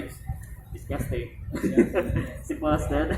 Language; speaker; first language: English; non-native, learner; Indonesian